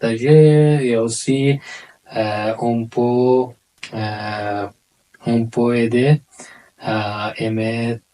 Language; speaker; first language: French; non-native, learner; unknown